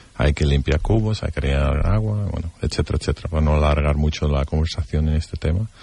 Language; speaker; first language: Spanish; non-native, fluent; Dutch